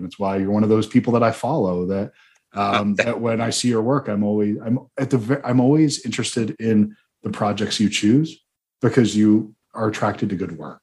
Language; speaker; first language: English; native; English